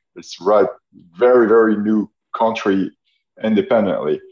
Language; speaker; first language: English; non-native, fluent; French